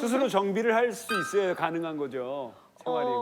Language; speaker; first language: Korean; native; Korean